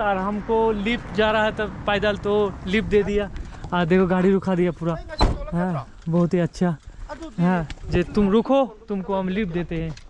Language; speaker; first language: Hindi; non-native, local second language; Bangla